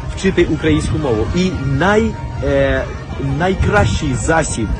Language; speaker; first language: Ukrainian; non-native, fluent; Spanish